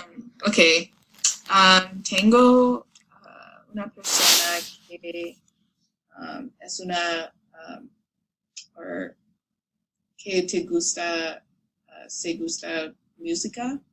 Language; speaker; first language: Spanish; non-native, learner; English